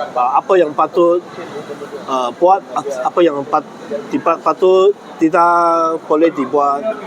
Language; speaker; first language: Malay; non-native, local second language; Chinese